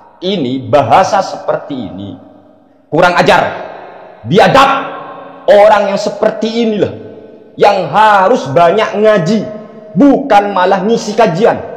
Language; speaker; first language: Indonesian; non-native, local second language; Madurese